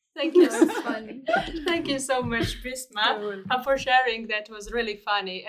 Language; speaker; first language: English; non-native, fluent; Georgian